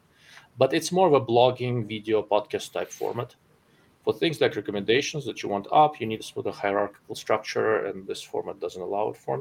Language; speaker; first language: English; non-native, fluent; Russian